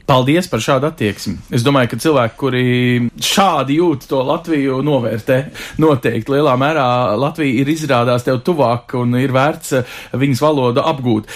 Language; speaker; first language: Latvian; native; Latvian